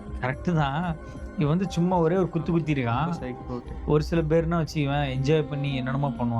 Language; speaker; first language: Tamil; native; Tamil